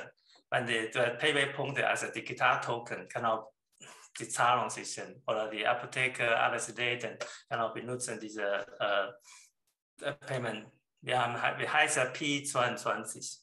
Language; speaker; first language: German; non-native, learner; Chinese